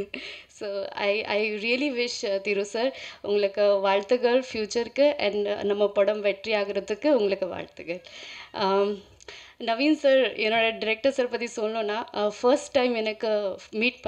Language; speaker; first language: Tamil; non-native, learner; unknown